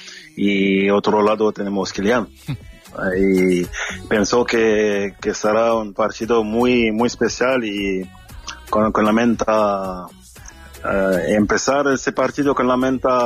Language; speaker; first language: Spanish; non-native, fluent; French